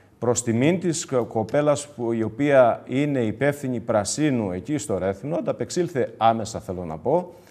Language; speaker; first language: Greek; native; Greek